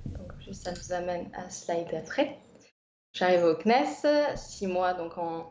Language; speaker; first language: French; native; French